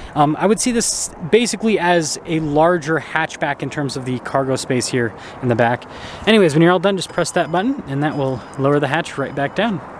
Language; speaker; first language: English; native; English